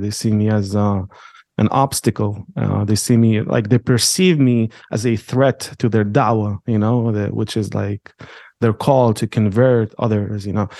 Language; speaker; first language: English; non-native, fluent; Arabic